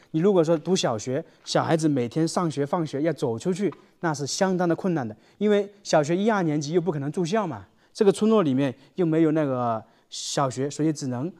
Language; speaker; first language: Chinese; native; Chinese